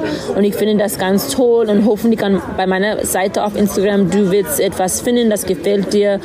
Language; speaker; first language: German; non-native, learner; English